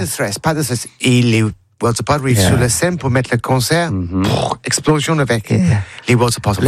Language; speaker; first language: French; non-native, learner; English